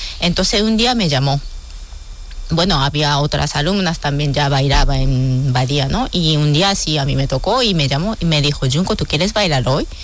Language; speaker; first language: Spanish; non-native, fluent; Japanese